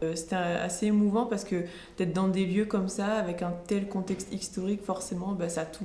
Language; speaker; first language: French; native; French